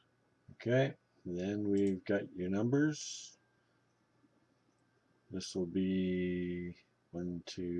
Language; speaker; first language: English; native; English